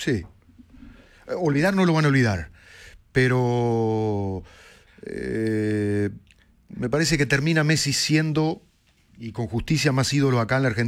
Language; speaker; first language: Spanish; native; Spanish